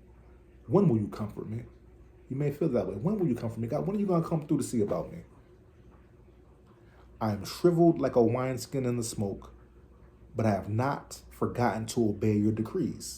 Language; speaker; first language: English; native; English